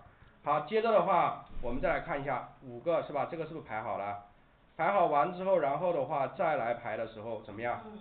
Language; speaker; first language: Chinese; native; Chinese